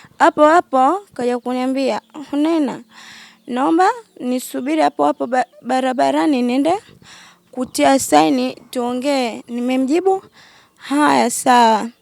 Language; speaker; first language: Swahili; native; Swahili